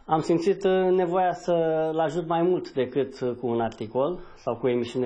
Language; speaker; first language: Romanian; native; Romanian